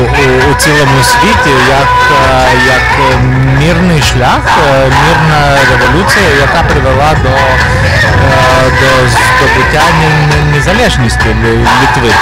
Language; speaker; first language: Ukrainian; non-native, fluent; Lithuanian